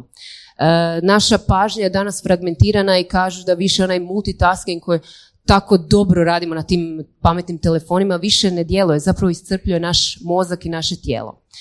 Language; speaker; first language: Croatian; native; Croatian